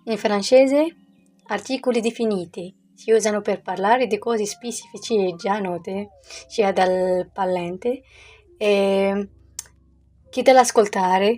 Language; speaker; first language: Italian; non-native, learner; Arabic